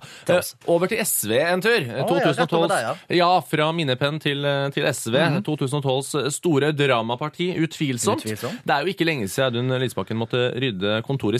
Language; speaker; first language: Norwegian; native; Norwegian